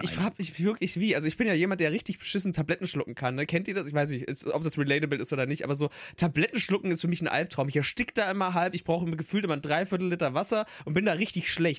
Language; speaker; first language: German; native; German